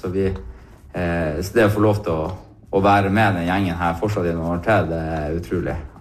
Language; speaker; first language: Norwegian; native; Norwegian